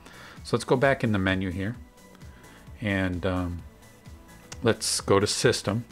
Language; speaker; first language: English; native; English